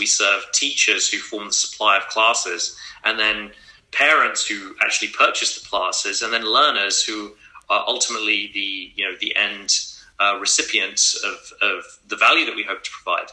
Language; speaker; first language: English; native; English